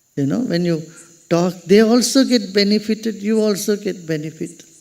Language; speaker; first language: English; non-native, local second language; Hindi